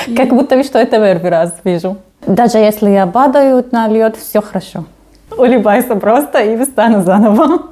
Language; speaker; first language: Russian; non-native, fluent; Arabic